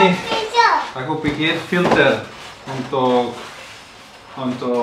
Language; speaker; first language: Indonesian; non-native, learner; Spanish